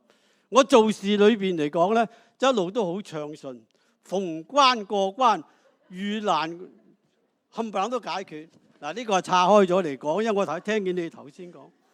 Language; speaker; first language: Cantonese; native; Cantonese